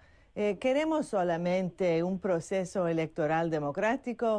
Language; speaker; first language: Spanish; non-native, fluent; English